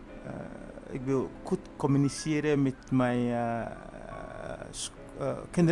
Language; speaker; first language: Dutch; non-native, learner; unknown